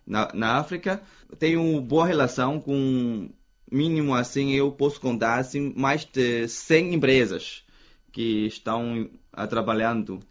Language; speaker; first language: Portuguese; non-native, fluent; Chinese